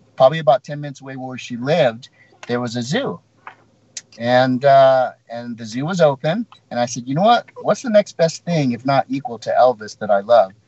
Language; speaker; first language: English; native; English